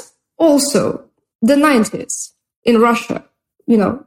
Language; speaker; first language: English; non-native, fluent; Russian